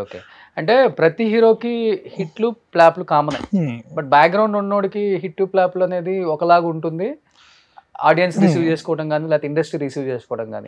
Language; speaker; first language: Telugu; native; Telugu